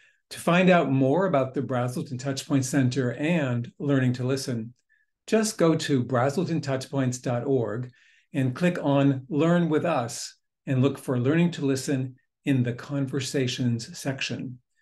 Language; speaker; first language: English; native; English